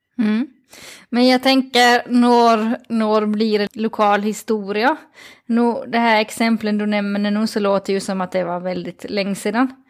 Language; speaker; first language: Swedish; native; Swedish